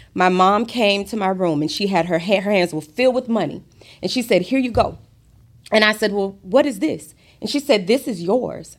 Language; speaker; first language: English; native; English